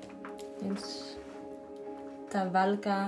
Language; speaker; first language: Polish; non-native, learner; Dutch